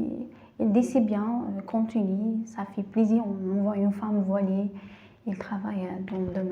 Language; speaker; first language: French; non-native, learner; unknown